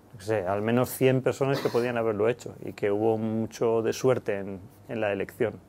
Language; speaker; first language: Spanish; native; Spanish